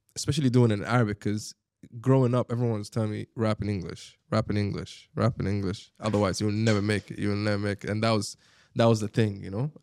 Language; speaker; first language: English; non-native, fluent; Arabic